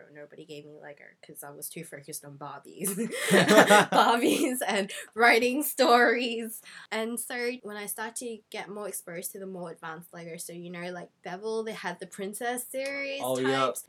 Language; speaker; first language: English; non-native, local second language; Cantonese